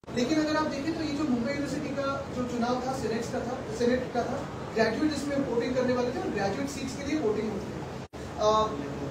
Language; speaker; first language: Hindi; non-native, local second language; Marathi